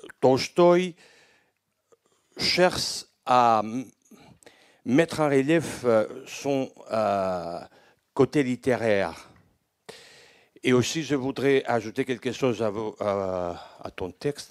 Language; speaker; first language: French; non-native, fluent; Greek